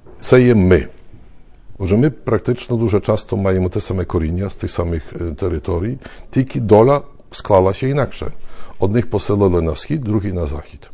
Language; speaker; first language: Ukrainian; early bilingual, heritage; Ukrainian